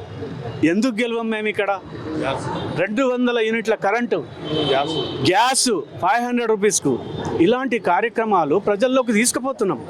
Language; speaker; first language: Telugu; native; Telugu